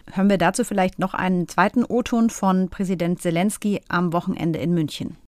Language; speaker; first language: German; native; German